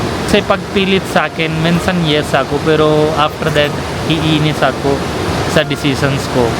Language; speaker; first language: Filipino; non-native, learner; Punjabi